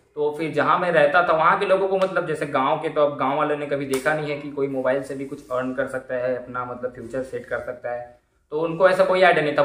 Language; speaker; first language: Hindi; native; Hindi